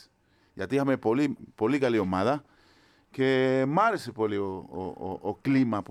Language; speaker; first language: Greek; non-native, learner; Spanish